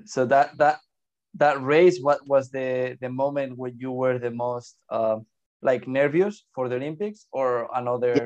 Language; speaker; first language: English; non-native, fluent; Spanish